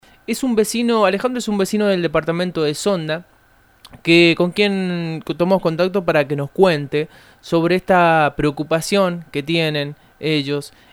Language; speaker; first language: Spanish; native; Spanish